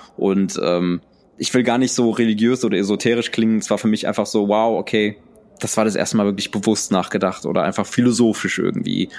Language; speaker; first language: German; early bilingual, other home language; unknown